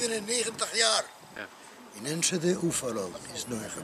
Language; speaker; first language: Dutch; non-native, learner; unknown